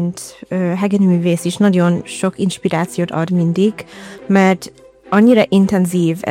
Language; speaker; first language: Hungarian; non-native, fluent; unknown